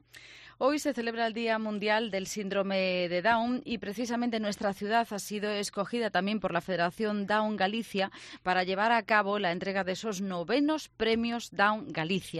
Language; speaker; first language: Spanish; native; Spanish